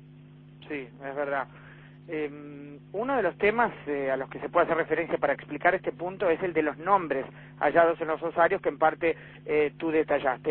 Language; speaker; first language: Spanish; native; Spanish